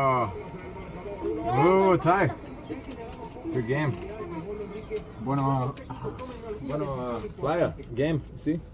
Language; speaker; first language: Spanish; non-native, learner; English